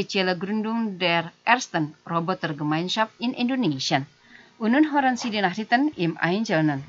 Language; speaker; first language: German; non-native, fluent; Indonesian